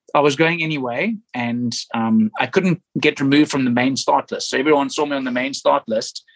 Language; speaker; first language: English; native; English